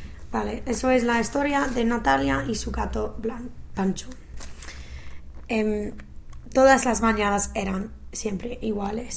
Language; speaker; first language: Spanish; non-native, fluent; English